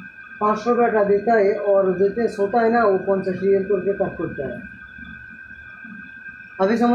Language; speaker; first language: Hindi; non-native, learner; Bangla